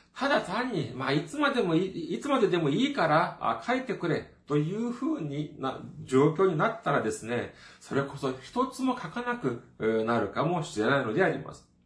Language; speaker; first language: Japanese; non-native, fluent; Korean